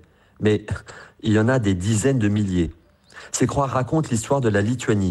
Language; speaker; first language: French; native; French